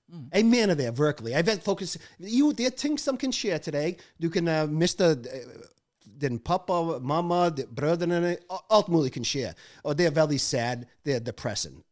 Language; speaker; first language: Norwegian; non-native, fluent; English